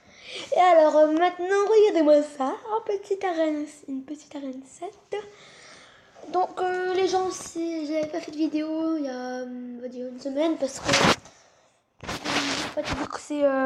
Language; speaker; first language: French; native; French